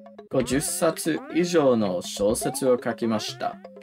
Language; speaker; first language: Japanese; non-native, learner; English